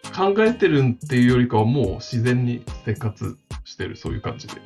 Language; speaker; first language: Japanese; native; Japanese